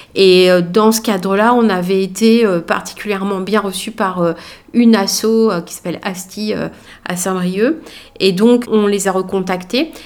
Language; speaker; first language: French; native; French